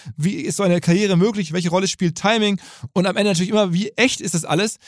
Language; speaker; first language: German; native; German